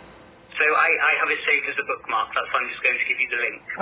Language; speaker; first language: English; native; English